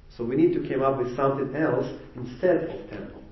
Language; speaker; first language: English; non-native, fluent; Ukrainian